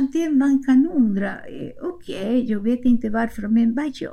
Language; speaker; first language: Swedish; non-native, fluent; Spanish